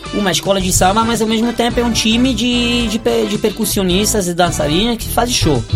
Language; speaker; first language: Portuguese; non-native, fluent; Italian